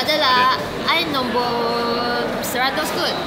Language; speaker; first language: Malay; non-native, local second language; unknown